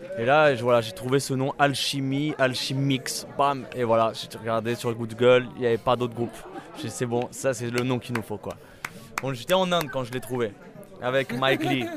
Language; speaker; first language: French; native; French